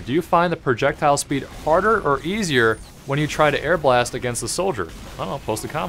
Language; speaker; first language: English; native; English